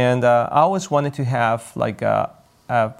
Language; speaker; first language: English; non-native, fluent; Spanish